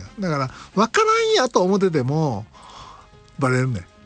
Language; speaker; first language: Japanese; native; Japanese